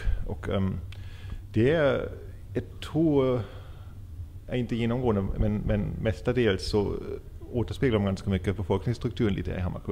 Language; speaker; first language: Swedish; native; Swedish